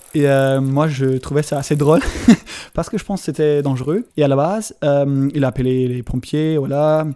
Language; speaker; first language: French; non-native, learner; German